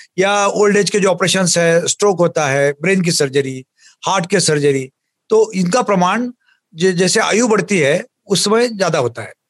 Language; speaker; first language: Hindi; native; Hindi